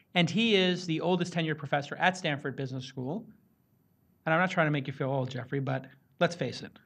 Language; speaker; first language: English; native; English